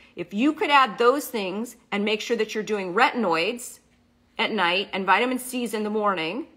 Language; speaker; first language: English; native; English